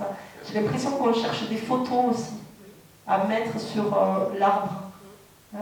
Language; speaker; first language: French; native; French